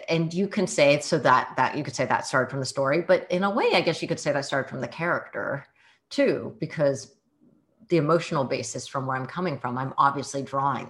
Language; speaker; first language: English; early bilingual, other home language; Chinese